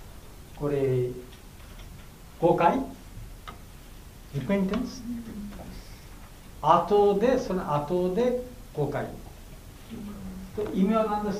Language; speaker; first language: Japanese; non-native, fluent; Bangla